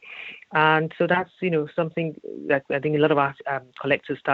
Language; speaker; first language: English; non-native, local second language; Yoruba